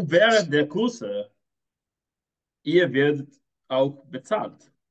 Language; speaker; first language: German; non-native, fluent; Spanish